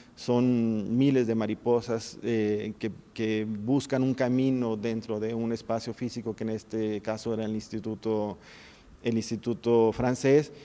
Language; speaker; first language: Spanish; native; Spanish